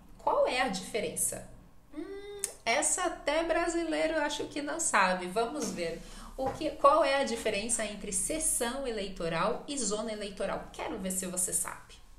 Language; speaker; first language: Portuguese; native; Portuguese